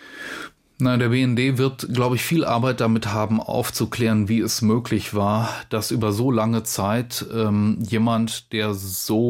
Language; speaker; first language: German; native; German